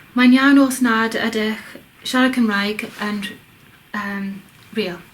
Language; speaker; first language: Welsh; non-native, local second language; English